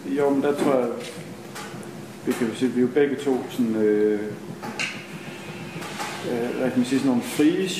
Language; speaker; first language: Danish; native; Danish